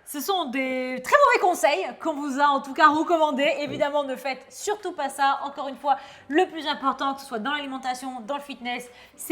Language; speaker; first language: French; native; French